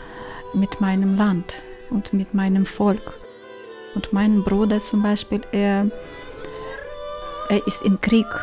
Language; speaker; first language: German; non-native, learner; Ukrainian